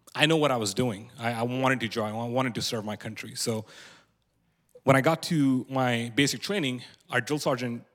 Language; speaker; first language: English; non-native, local second language; Punjabi